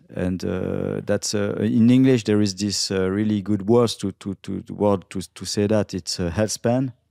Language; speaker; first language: English; non-native, fluent; French